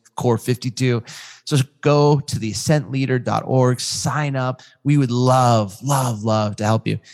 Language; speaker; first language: English; native; English